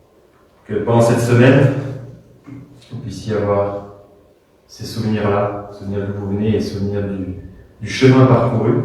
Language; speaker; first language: French; native; French